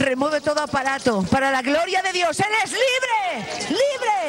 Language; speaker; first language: Spanish; native; Spanish